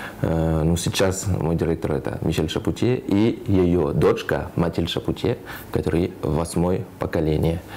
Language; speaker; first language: Russian; non-native, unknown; French